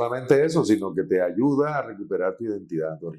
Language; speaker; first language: Spanish; native; Spanish